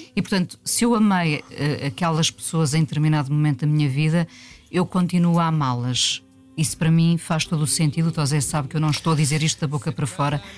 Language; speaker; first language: Portuguese; native; Portuguese